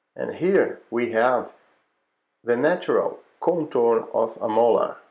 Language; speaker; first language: English; non-native, fluent; Portuguese